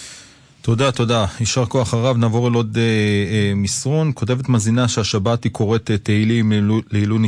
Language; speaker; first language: Hebrew; native; Hebrew